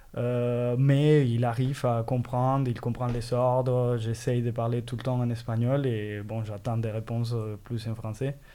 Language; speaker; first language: French; non-native, fluent; Spanish